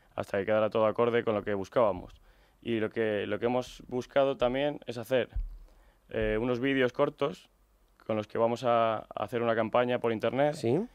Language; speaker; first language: Spanish; native; Spanish